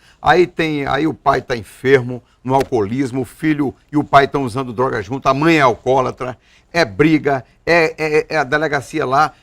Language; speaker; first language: Portuguese; native; Portuguese